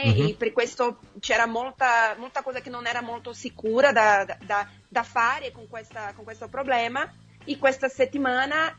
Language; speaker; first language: Italian; non-native, fluent; Portuguese